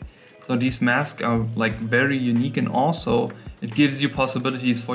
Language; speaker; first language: English; non-native, fluent; German